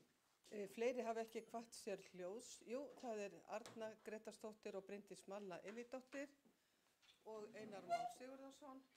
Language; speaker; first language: Icelandic; native; Icelandic